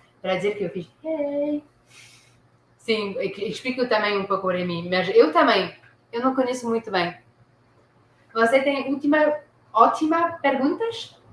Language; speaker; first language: Portuguese; non-native, learner; French